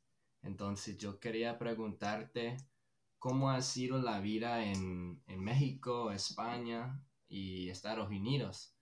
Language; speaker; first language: Spanish; non-native, fluent; English